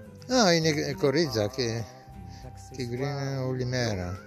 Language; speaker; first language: Greek; non-native, learner; French